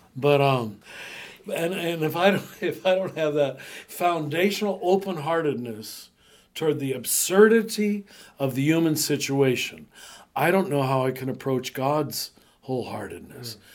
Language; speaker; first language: English; native; English